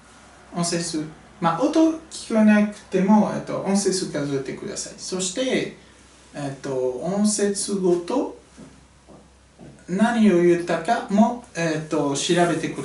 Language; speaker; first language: Japanese; non-native, fluent; French